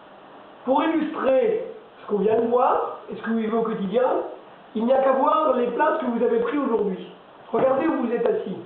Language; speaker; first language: French; native; French